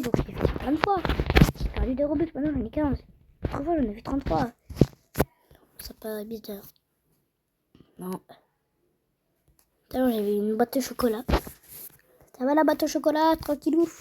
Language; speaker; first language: French; native; French